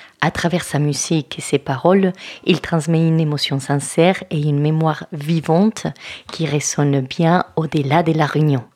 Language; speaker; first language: French; native; French